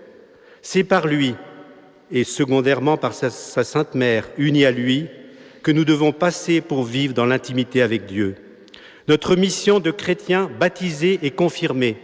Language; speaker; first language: French; native; French